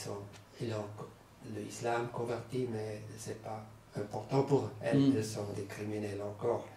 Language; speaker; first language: French; non-native, learner; German